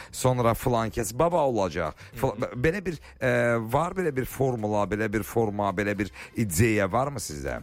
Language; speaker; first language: Azerbaijani; native; Azerbaijani